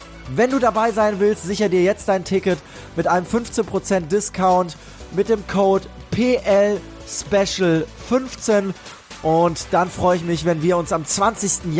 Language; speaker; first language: German; native; German